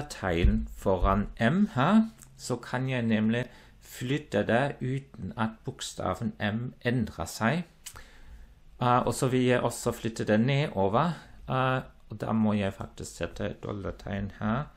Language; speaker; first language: Norwegian; non-native, fluent; German